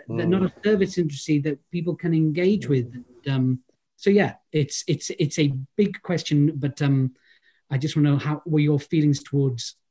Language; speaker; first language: English; native; English